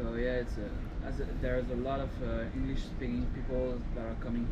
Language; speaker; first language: English; non-native, fluent; French